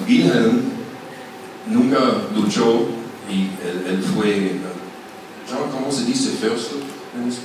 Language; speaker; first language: Spanish; non-native, fluent; German